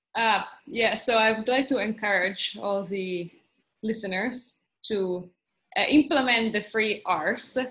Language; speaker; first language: English; non-native, fluent; Italian